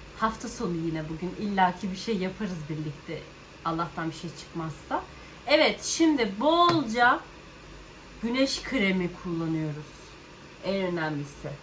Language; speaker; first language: Turkish; early bilingual, heritage; Turkish